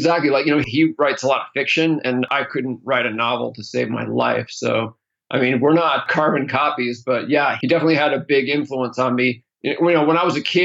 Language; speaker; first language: English; native; English